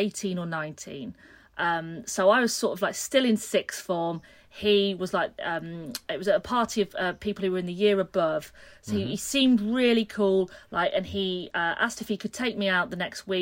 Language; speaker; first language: English; native; English